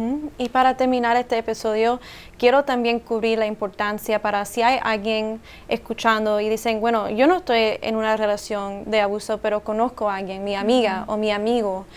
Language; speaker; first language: Spanish; early bilingual, heritage; Spanish